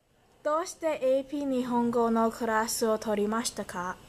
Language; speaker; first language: Japanese; non-native, learner; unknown